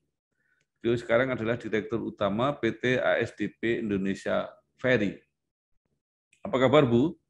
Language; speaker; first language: Indonesian; native; Indonesian